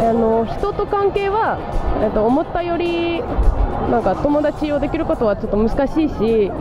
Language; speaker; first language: Japanese; non-native, learner; French